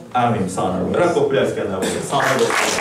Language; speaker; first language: Bulgarian; non-native, learner; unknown